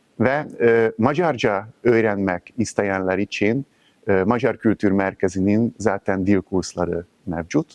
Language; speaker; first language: Turkish; non-native, fluent; Hungarian